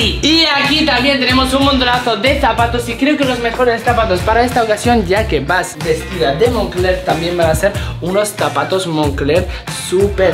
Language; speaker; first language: Spanish; native; Spanish